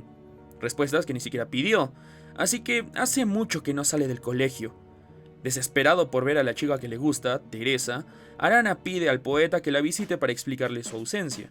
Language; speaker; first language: Spanish; native; Spanish